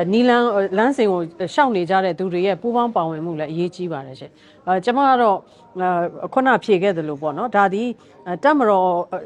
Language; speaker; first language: Burmese; native; Burmese